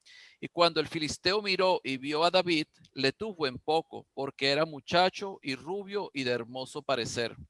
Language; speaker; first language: Spanish; native; Spanish